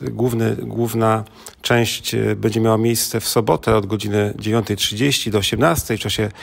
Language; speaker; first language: Polish; native; Polish